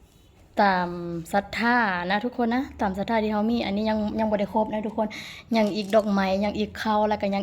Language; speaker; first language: Thai; non-native, local second language; Lao